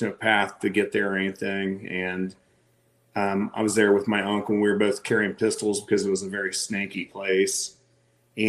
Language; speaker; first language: English; native; English